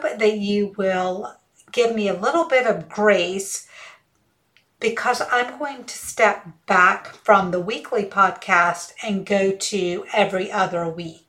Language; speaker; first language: English; early bilingual, other home language; Hindi